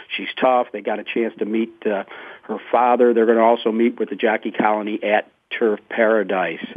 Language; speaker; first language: English; native; English